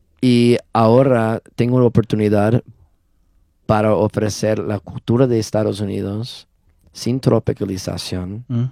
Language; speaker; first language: Spanish; non-native, learner; English